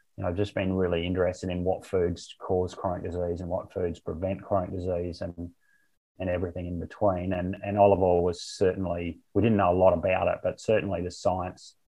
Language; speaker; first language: English; native; English